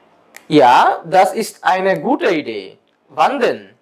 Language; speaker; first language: German; non-native, fluent; Bangla